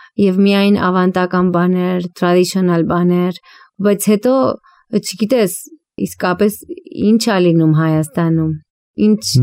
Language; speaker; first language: Armenian; early bilingual, heritage; Armenian